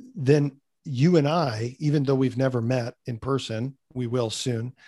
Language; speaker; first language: English; native; English